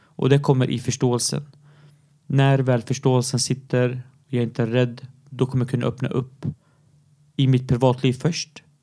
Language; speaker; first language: Swedish; early bilingual, other home language; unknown